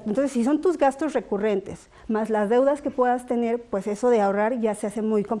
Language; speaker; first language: Spanish; native; Spanish